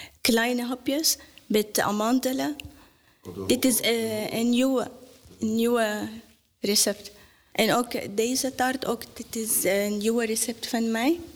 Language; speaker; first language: Dutch; non-native, learner; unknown